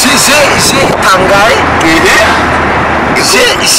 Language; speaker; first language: French; non-native, learner; Rundi